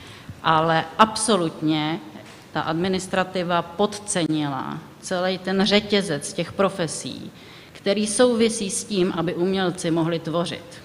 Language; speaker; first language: Czech; native; Czech